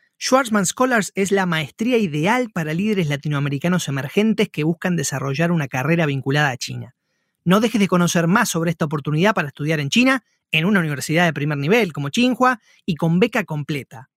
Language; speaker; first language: Spanish; native; Spanish